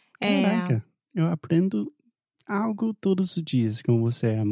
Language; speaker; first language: Portuguese; non-native, fluent; English